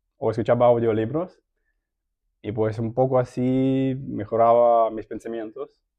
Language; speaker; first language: Spanish; non-native, fluent; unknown